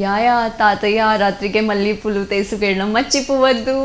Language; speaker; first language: Telugu; non-native, learner; Hindi